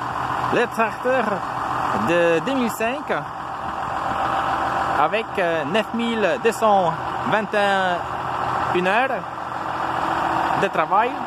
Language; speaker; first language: French; non-native, fluent; Polish